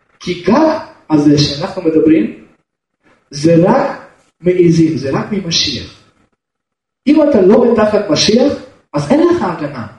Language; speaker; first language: Hebrew; non-native, fluent; Russian